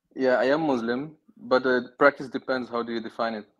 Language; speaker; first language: English; non-native, fluent; Arabic